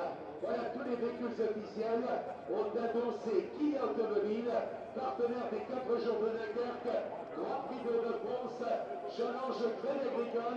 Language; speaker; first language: French; native; French